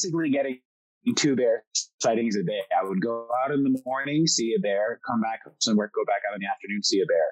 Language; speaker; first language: English; early bilingual, other home language; French